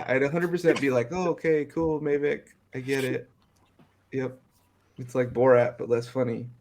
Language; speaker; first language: English; native; English